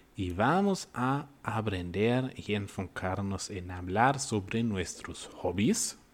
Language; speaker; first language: Spanish; non-native, fluent; German